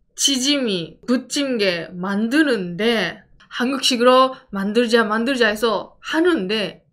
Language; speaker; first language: Korean; non-native, fluent; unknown